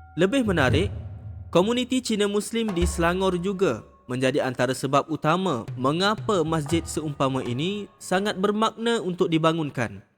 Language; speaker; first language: Malay; native; Malay